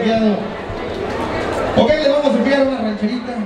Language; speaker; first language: Spanish; native; Spanish